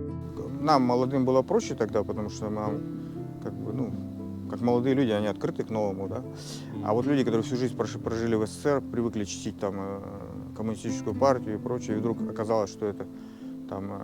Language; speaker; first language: Russian; native; Russian